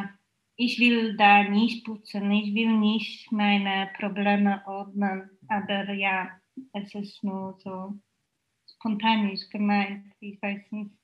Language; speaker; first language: German; non-native, fluent; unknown